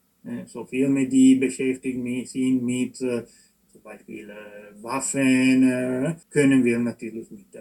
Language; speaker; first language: German; non-native, fluent; Italian